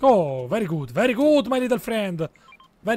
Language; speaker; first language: English; non-native, learner; Italian